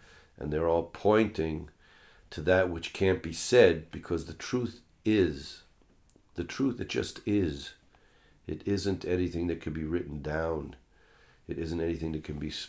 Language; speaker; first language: English; native; English